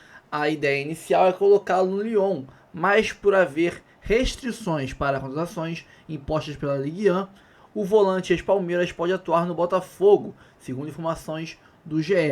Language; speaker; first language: Portuguese; native; Portuguese